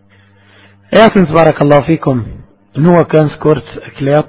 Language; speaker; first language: German; non-native, fluent; Arabic